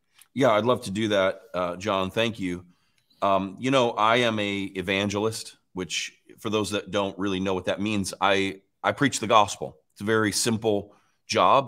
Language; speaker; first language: English; native; English